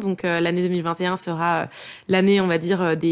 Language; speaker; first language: French; native; French